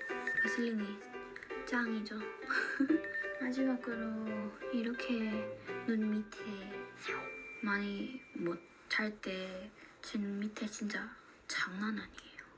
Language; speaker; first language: Korean; non-native, learner; Thai